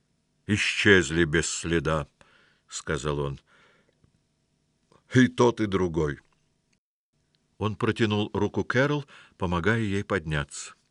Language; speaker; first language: Russian; native; Russian